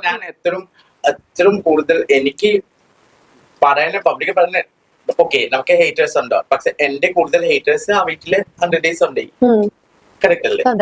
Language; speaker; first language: Malayalam; non-native, local second language; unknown